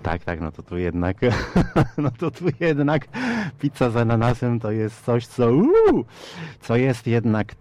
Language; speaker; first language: Polish; early bilingual, heritage; Polish